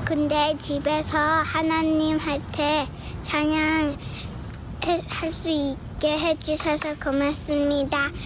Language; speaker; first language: Korean; early bilingual, heritage; English